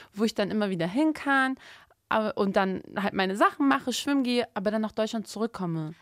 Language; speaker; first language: German; early bilingual, other home language; Turkish